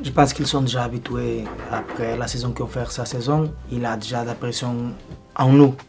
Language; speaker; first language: French; non-native, fluent; Spanish